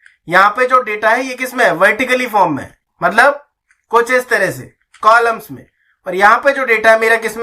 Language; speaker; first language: Hindi; native; Hindi